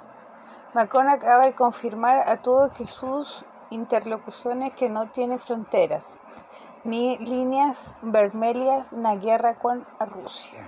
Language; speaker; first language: Portuguese; non-native, fluent; Spanish